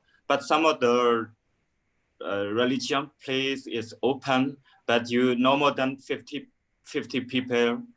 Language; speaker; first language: English; non-native, learner; Burmese